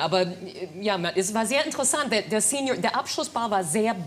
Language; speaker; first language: German; non-native, fluent; English